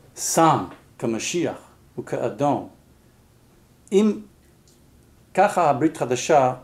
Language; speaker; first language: Hebrew; non-native, fluent; English